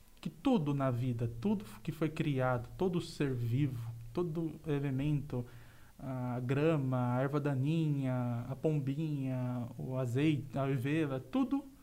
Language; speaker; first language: Portuguese; native; Portuguese